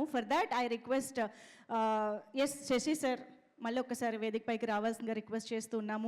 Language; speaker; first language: Telugu; native; Telugu